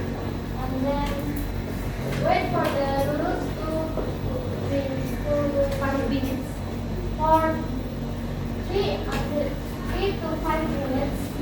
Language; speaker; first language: English; non-native, learner; Indonesian